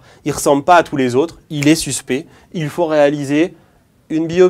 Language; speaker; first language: French; native; French